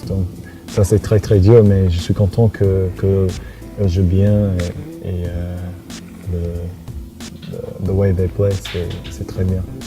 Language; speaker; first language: French; non-native, fluent; English